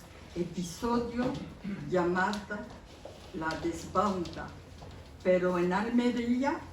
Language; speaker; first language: Spanish; early bilingual, heritage; Spanish